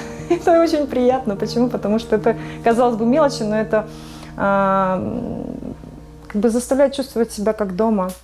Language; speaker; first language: Russian; native; Russian